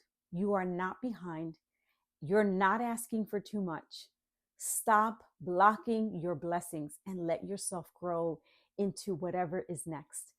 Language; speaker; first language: English; native; English